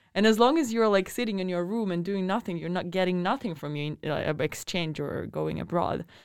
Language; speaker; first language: English; non-native, fluent; Russian